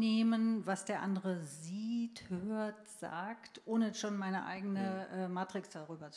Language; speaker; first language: German; native; German